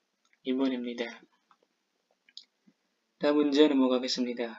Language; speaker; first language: Korean; non-native, fluent; Indonesian